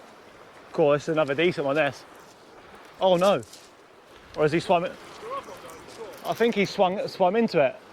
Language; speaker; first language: English; native; English